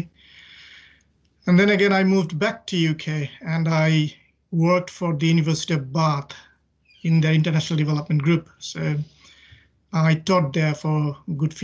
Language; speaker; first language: English; non-native, local second language; Bangla